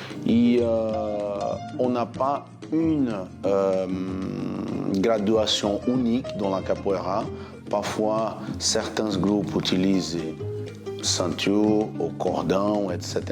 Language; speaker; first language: French; non-native, fluent; Portuguese